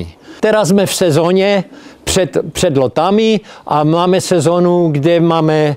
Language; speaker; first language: Polish; non-native, learner; Czech